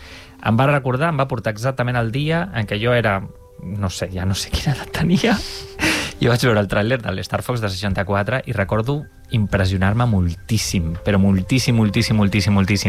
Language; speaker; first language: Catalan; native; Catalan